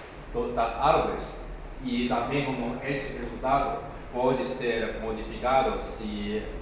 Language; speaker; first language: Portuguese; non-native, fluent; Chinese